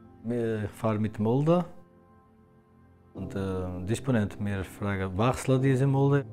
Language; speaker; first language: German; non-native, learner; Portuguese